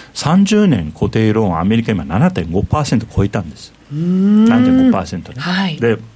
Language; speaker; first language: Japanese; non-native, fluent; Turkish